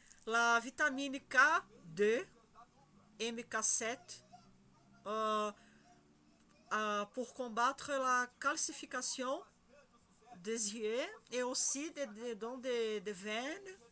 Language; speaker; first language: French; non-native, learner; Spanish